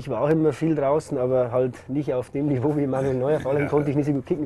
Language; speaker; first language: German; native; German